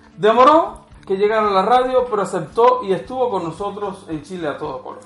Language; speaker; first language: Spanish; native; Spanish